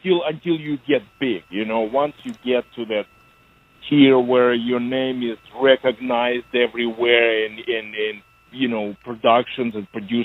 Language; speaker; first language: English; non-native, fluent; Ukrainian